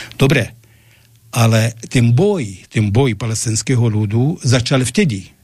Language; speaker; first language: Slovak; non-native, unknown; Arabic